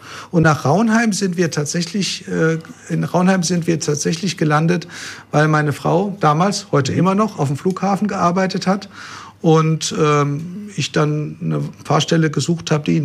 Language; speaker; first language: German; native; German